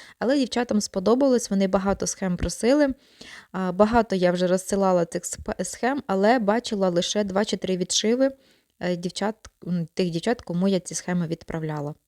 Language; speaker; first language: Ukrainian; non-native, local second language; Russian